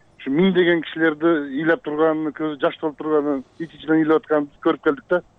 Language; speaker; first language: Kyrgyz; non-native, local second language; Uzbek